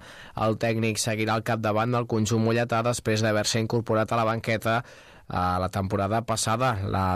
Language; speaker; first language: Catalan; native; Catalan